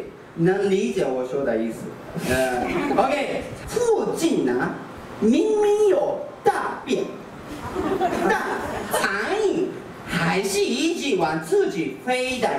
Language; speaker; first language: Chinese; non-native, learner; Japanese